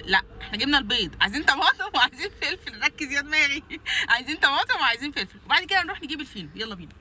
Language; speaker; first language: Arabic; native; Arabic